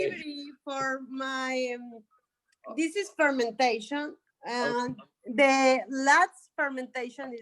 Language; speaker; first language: English; non-native, learner; Spanish